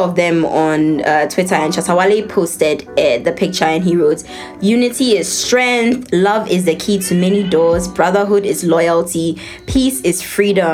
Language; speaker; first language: English; non-native, local second language; Akan